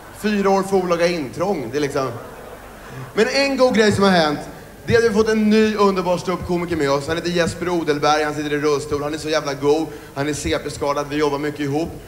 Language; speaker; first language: Swedish; native; Swedish